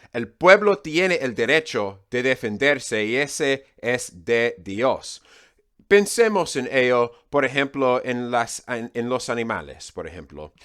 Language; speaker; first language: Spanish; non-native, fluent; English